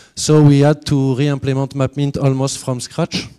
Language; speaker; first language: English; non-native, fluent; French